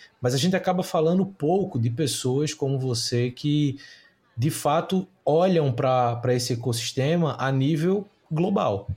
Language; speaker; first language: Portuguese; native; Portuguese